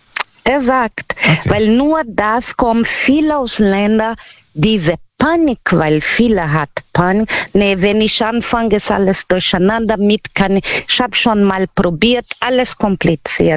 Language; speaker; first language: German; non-native, learner; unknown